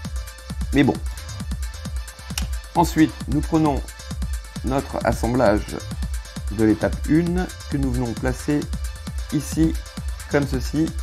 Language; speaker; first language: French; native; French